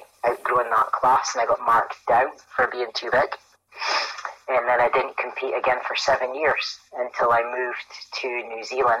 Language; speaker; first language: English; native; English